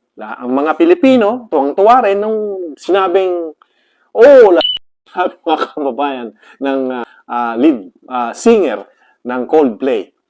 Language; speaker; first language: Filipino; non-native, local second language; Cebuano